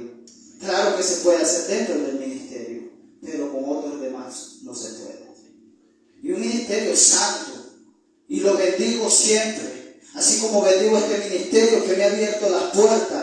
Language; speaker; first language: Spanish; native; Spanish